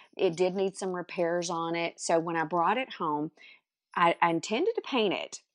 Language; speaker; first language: English; native; English